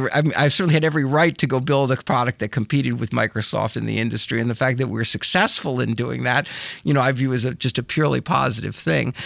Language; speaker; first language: English; native; English